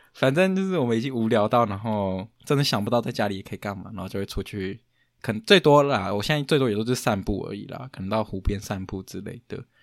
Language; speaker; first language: Chinese; native; Chinese